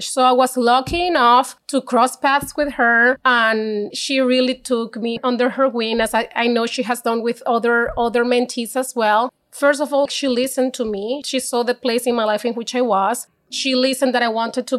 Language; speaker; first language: English; non-native, fluent; Spanish